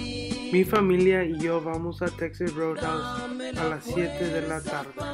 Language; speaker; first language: Spanish; non-native, learner; English